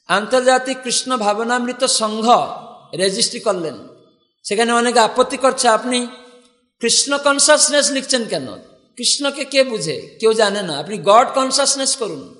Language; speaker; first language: Bangla; non-native, fluent; Odia